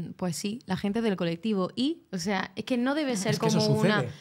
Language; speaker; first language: Spanish; native; Spanish